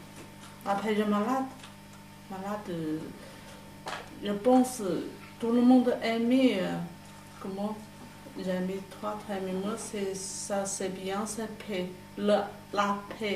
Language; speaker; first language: French; non-native, learner; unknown